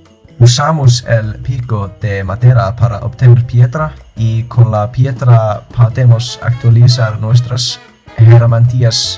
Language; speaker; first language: Spanish; non-native, learner; Icelandic